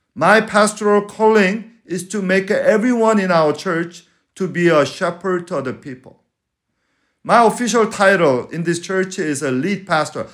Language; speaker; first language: English; non-native, fluent; Spanish